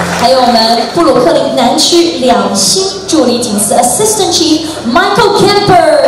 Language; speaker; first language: Chinese; native; Chinese